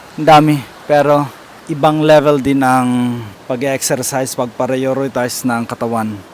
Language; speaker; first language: Filipino; non-native, local second language; Kinaray-a